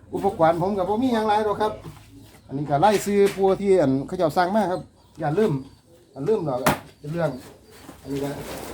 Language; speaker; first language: Thai; native; Thai